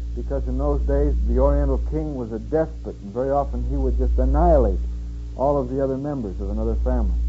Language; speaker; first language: English; native; English